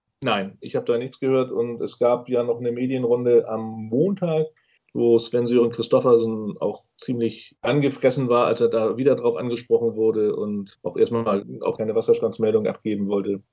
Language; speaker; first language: German; native; German